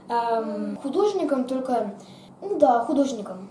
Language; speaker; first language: Russian; early bilingual, heritage; Russian